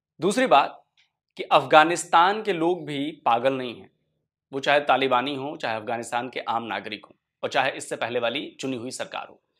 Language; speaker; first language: Hindi; native; Hindi